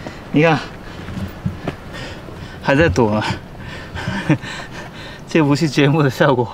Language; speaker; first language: Chinese; non-native, fluent; Japanese